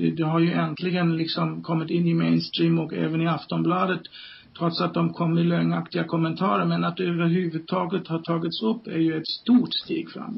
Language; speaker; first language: Swedish; non-native, fluent; German